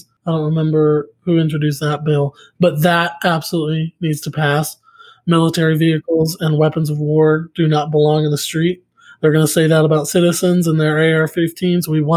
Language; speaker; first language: English; native; English